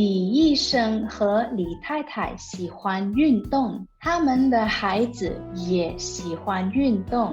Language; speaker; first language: Chinese; non-native, learner; English